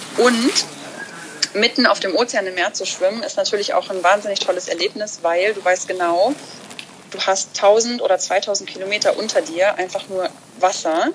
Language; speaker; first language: German; early bilingual, other home language; Russian